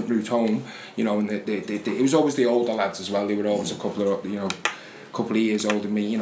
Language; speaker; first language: English; native; English